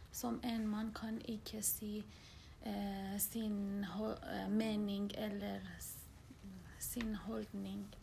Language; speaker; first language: Norwegian; non-native, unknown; Persian